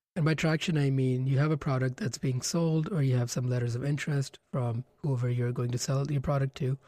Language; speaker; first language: English; non-native, local second language; Hindi